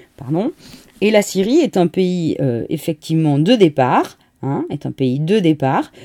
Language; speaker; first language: French; native; French